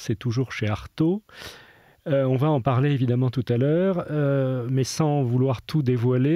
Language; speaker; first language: French; native; French